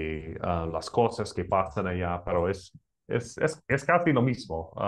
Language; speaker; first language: Spanish; non-native, learner; English